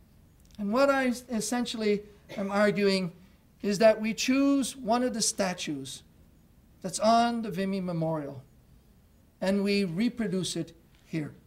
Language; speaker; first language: English; non-native, local second language; French